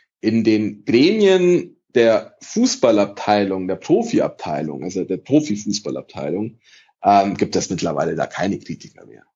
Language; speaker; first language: German; early bilingual, other home language; Italian